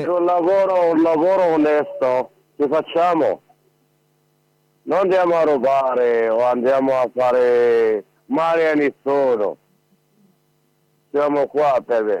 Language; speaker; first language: Italian; non-native, learner; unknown